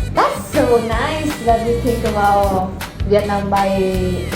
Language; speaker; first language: English; non-native, fluent; Vietnamese